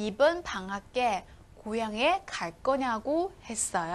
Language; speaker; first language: Korean; non-native, fluent; Chinese